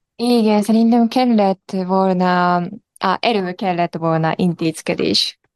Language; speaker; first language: Hungarian; non-native, learner; Japanese